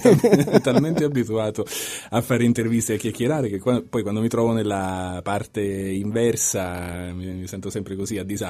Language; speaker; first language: Italian; native; Italian